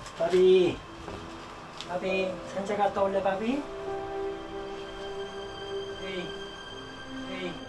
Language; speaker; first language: Korean; non-native, fluent; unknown